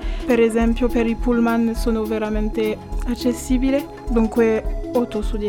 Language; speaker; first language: Italian; non-native, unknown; French